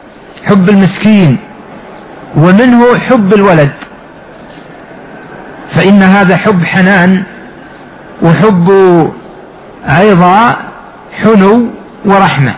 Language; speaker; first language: Arabic; native; Arabic